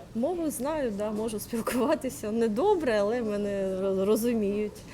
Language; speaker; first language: Ukrainian; native; Ukrainian